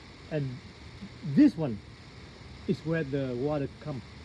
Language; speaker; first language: English; non-native, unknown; Vietnamese